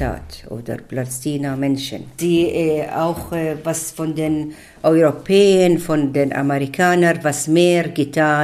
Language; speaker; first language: German; non-native, fluent; Arabic